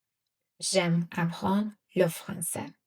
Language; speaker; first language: French; non-native, fluent; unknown